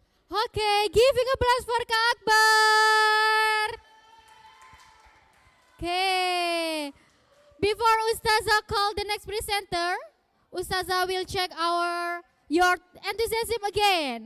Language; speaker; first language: English; non-native, fluent; Indonesian